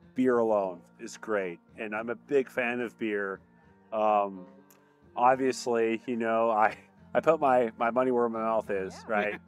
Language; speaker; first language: English; native; English